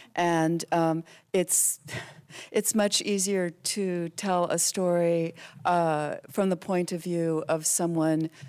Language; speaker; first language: English; native; English